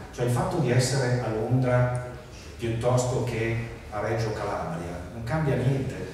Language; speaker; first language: Italian; native; Italian